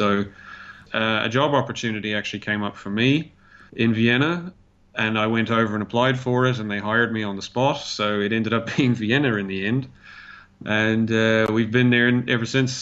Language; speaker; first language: English; native; English